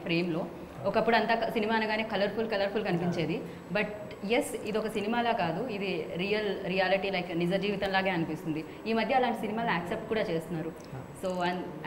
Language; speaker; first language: Telugu; native; Telugu